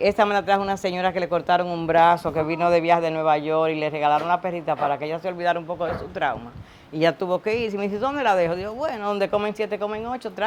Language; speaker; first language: Spanish; native; Spanish